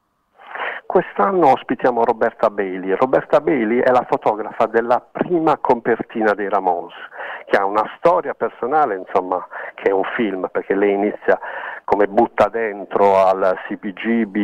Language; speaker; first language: Italian; native; Italian